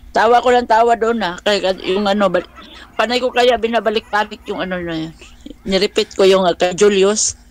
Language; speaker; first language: Filipino; non-native, local second language; Cebuano